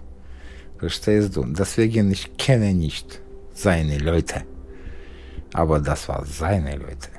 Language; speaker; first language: German; non-native, learner; Russian